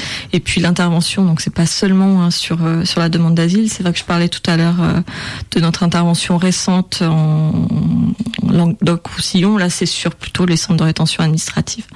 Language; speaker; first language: French; native; French